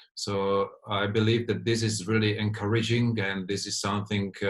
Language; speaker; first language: English; non-native, fluent; Czech